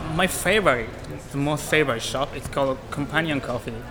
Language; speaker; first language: English; non-native, learner; Japanese